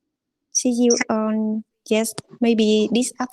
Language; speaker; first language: English; non-native, fluent; Vietnamese